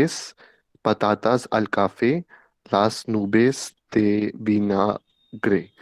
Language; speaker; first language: Spanish; non-native, learner; Hindi